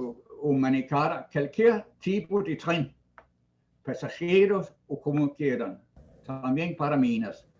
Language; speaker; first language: Spanish; non-native, fluent; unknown